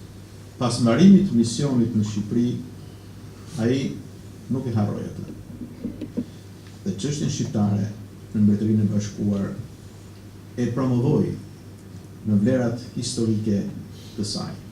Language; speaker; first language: Albanian; native; Albanian